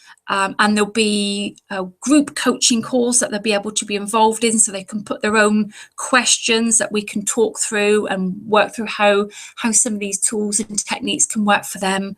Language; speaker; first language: English; native; English